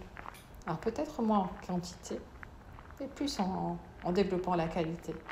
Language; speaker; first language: French; native; French